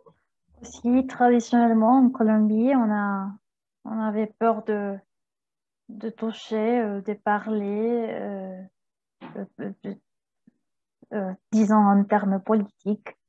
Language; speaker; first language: French; non-native, fluent; Spanish